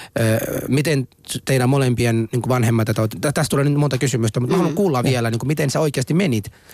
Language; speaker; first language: Finnish; non-native, fluent; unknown